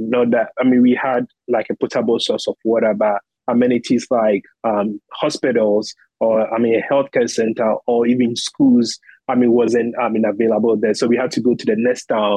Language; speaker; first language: English; non-native, local second language; Akan